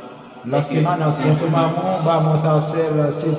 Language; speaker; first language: Spanish; non-native, learner; Haitian Creole